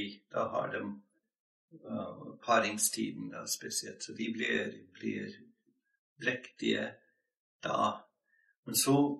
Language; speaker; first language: Norwegian; non-native, fluent; English